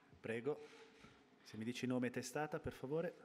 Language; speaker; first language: Italian; non-native, learner; Portuguese